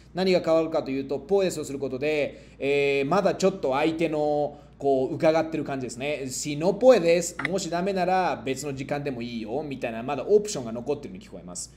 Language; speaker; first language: Japanese; native; Japanese